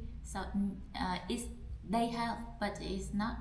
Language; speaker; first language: English; non-native, learner; Vietnamese